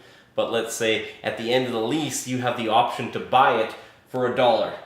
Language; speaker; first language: English; native; English